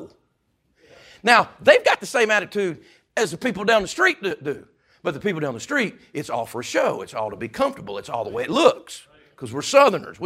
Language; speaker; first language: English; native; English